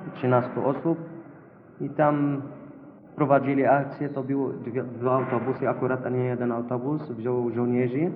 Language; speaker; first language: Polish; non-native, learner; Arabic